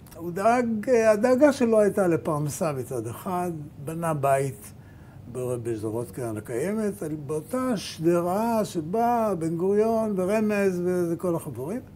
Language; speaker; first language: Hebrew; native; Hebrew